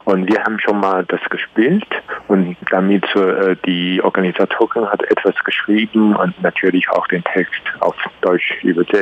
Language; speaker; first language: German; non-native, learner; Chinese